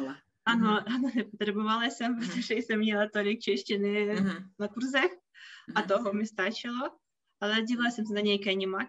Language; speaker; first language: Czech; non-native, learner; Russian